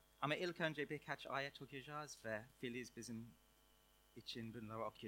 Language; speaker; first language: Turkish; non-native, fluent; English